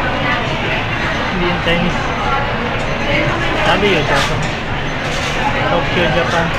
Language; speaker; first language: Filipino; early bilingual, heritage; Filipino